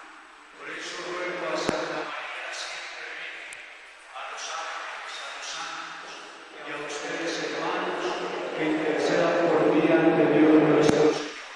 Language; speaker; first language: Spanish; native; Spanish